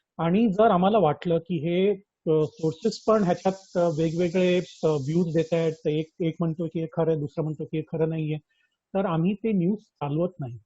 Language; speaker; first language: Marathi; native; Marathi